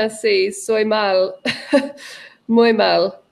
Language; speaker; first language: Spanish; non-native, learner; English